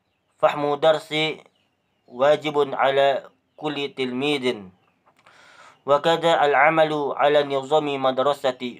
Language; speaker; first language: Arabic; non-native, fluent; Indonesian